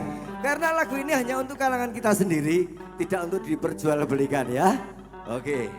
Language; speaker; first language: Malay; non-native, local second language; Javanese